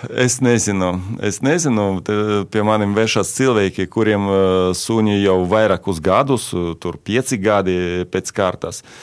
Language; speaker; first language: Latvian; non-native, local second language; Russian